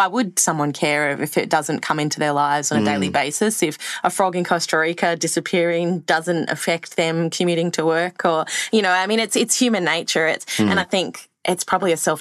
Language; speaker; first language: English; native; English